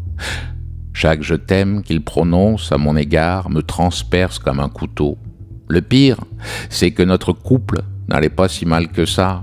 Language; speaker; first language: French; native; French